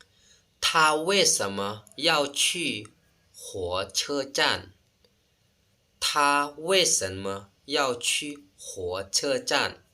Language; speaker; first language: Chinese; non-native, fluent; Lao